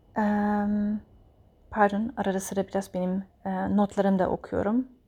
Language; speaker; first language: Turkish; early bilingual, heritage; Turkish